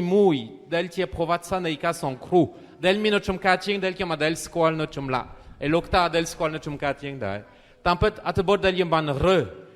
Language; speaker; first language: Khmer; non-native, fluent; French